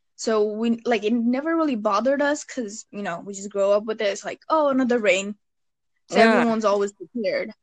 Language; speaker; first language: English; early bilingual, other home language; Bangla